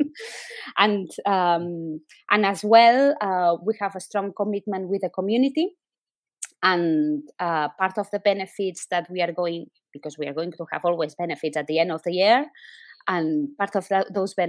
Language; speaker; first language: English; non-native, fluent; Spanish